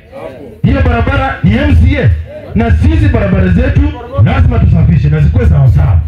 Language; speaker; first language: Swahili; non-native, local second language; Luyia